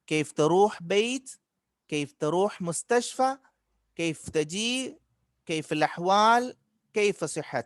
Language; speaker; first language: Arabic; non-native, fluent; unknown